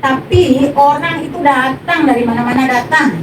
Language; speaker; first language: Indonesian; native; Indonesian